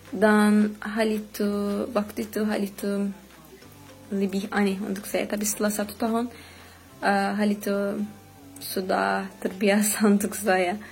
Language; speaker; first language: Indonesian; non-native, fluent; Azerbaijani